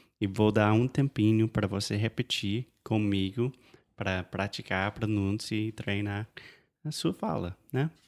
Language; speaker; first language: Portuguese; non-native, fluent; English